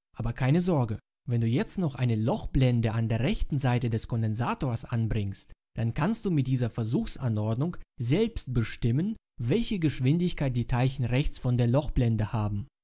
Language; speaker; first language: German; native; German